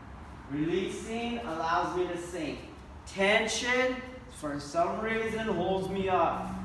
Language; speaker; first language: English; native; English